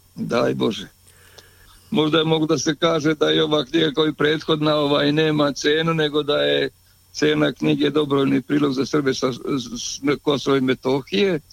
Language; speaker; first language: Serbian; native; Serbian